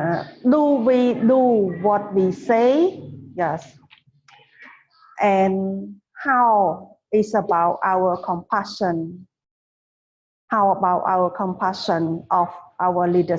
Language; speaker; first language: English; non-native, fluent; Khmer